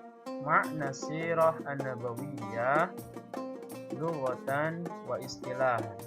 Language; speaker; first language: Arabic; non-native, fluent; Indonesian